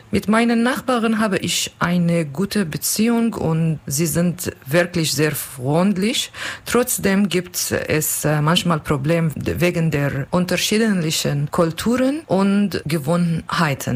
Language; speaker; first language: German; non-native, learner; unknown